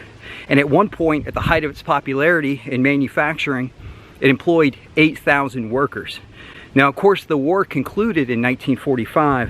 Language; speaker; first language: English; native; English